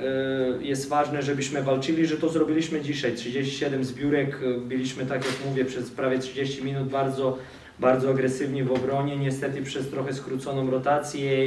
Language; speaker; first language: Polish; non-native, fluent; Serbian